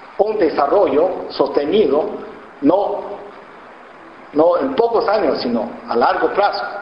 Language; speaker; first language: Spanish; non-native, fluent; Chinese